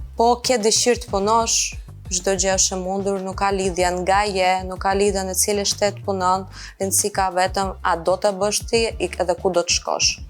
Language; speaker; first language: Albanian; non-native, fluent; Ukrainian